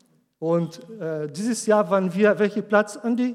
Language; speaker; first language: German; non-native, learner; Portuguese